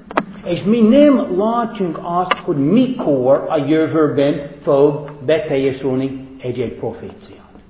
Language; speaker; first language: Hungarian; non-native, fluent; English